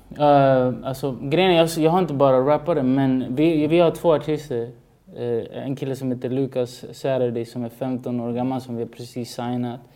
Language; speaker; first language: Swedish; early bilingual, other home language; Spanish